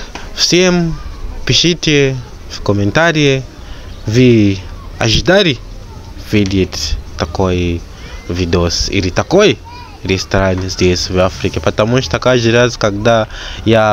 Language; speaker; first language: Russian; non-native, learner; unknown